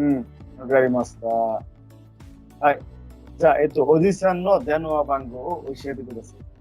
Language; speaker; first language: Japanese; non-native, fluent; Bangla